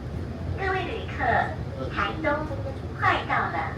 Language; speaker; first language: Chinese; native; Chinese